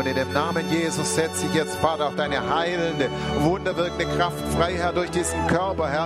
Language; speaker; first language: German; native; German